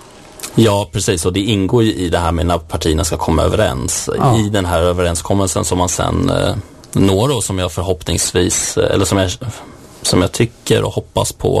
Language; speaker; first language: Swedish; native; Swedish